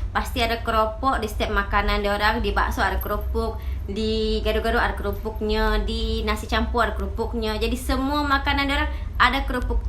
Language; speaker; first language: Malay; native; Malay